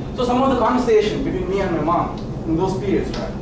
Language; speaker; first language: English; non-native, local second language; Tamil